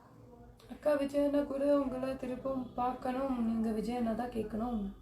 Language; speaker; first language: Tamil; non-native, local second language; Kannada